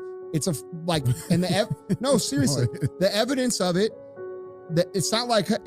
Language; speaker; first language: English; native; English